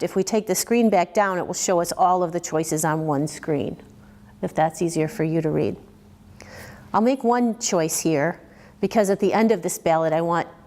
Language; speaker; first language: English; native; English